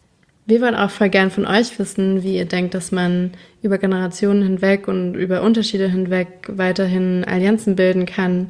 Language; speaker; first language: German; native; German